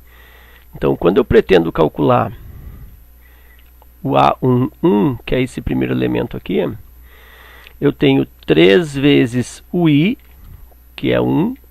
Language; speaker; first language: Portuguese; native; Portuguese